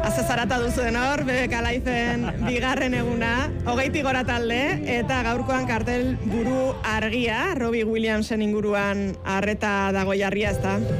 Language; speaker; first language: Basque; native; Basque